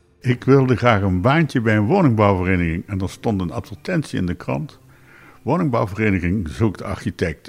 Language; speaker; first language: Dutch; native; Dutch